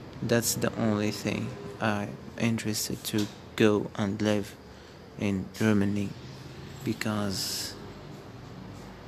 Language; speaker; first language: English; non-native, fluent; Berber languages